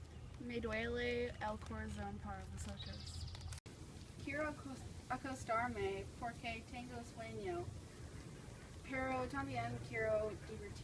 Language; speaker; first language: Spanish; non-native, learner; English